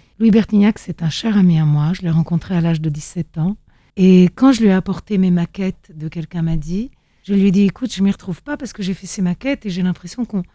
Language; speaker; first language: French; early bilingual, other home language; Italian